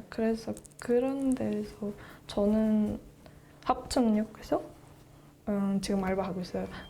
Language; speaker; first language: Korean; non-native, fluent; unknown